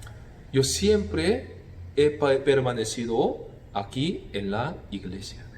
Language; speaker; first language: Spanish; non-native, fluent; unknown